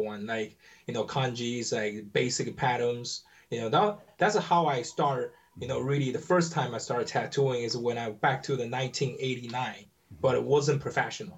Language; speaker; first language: English; non-native, learner; Chinese